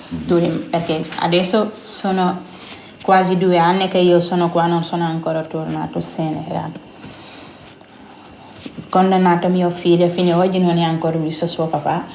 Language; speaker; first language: Italian; non-native, learner; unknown